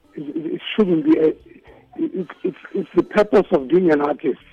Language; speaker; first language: English; non-native, local second language; Shona